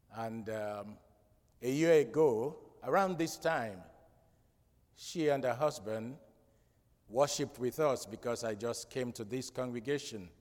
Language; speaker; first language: English; non-native, local second language; Krio